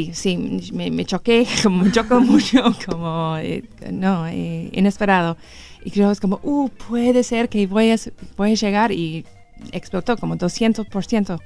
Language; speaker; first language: Spanish; non-native, learner; English